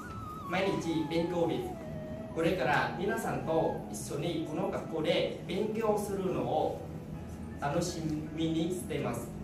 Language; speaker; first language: Japanese; non-native, learner; Nepali